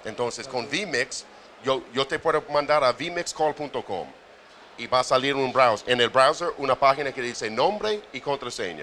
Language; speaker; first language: Spanish; non-native, fluent; English